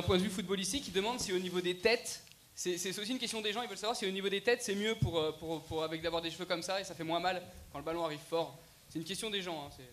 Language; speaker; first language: French; native; French